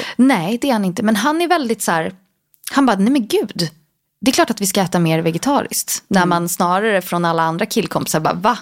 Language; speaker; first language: Swedish; native; Swedish